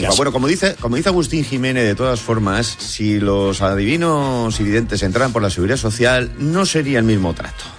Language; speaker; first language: Spanish; native; Spanish